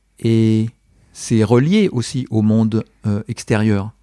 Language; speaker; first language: French; non-native, learner; English